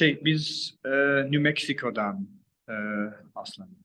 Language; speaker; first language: Turkish; non-native, learner; English